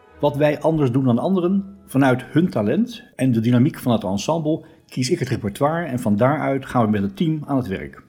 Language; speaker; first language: Dutch; native; Dutch